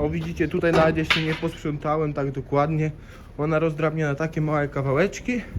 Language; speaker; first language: Polish; native; Polish